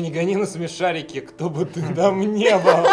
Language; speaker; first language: Russian; native; Russian